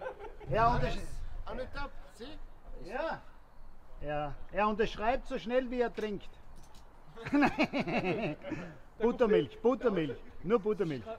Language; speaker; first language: German; native; German